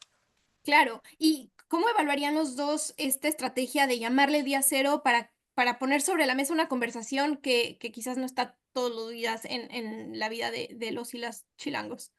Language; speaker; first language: Spanish; native; Spanish